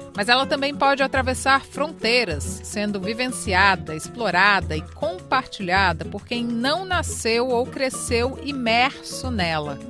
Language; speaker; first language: Portuguese; native; Portuguese